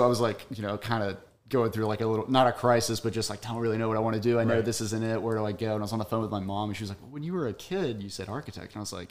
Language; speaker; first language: English; native; English